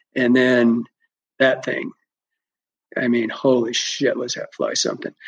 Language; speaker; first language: English; native; English